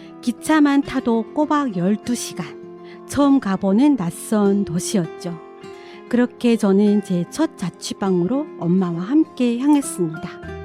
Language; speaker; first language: Korean; non-native, fluent; Chinese